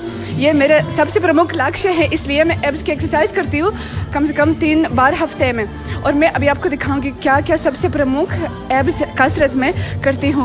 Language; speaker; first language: Hindi; non-native, fluent; Russian